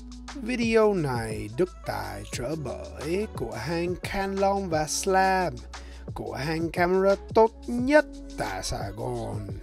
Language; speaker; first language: Vietnamese; early bilingual, heritage; English